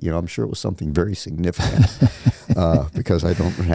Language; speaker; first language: English; native; English